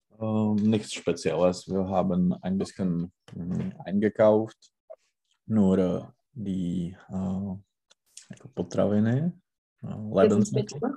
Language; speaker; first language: German; non-native, learner; Czech